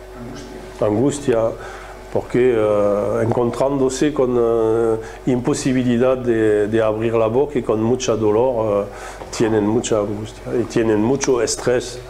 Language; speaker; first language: Spanish; non-native, fluent; French